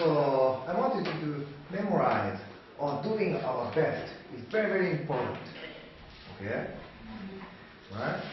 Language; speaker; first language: English; non-native, learner; Japanese